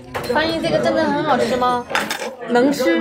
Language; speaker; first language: Chinese; native; Chinese